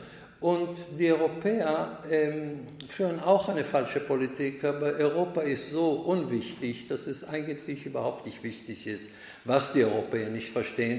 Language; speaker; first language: German; non-native, fluent; Hebrew